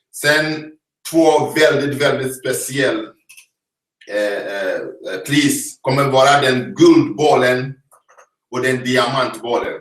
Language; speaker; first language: Swedish; non-native, fluent; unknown